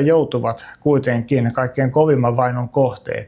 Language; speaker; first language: Finnish; native; Finnish